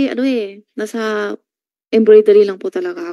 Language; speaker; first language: Filipino; non-native, learner; Chinese